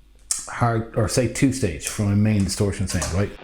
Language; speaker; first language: English; native; English